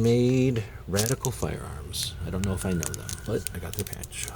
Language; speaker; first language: English; native; English